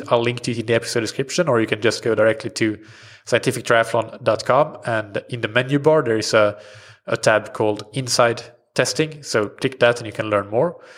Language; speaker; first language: English; non-native, fluent; Swedish